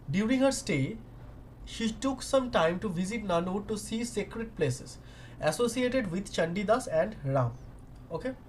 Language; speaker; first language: English; non-native, local second language; Bangla